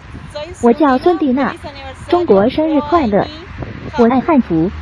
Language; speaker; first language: Chinese; non-native, learner; Spanish